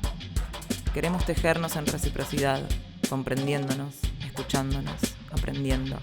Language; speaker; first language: Spanish; native; Spanish